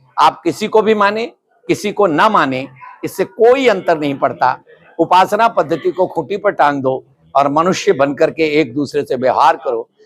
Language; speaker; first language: Hindi; native; Hindi